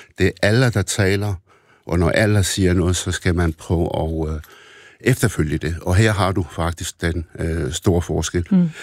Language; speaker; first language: Danish; early bilingual, other home language; Arabic